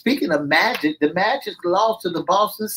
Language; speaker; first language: English; native; English